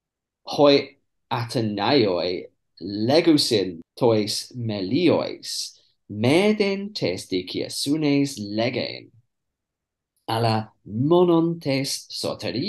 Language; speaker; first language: Greek; non-native, fluent; English